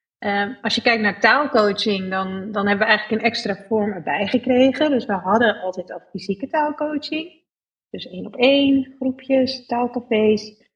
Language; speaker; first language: Dutch; native; Dutch